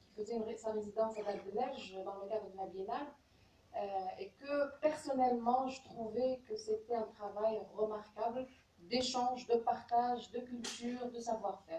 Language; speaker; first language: French; non-native, local second language; Arabic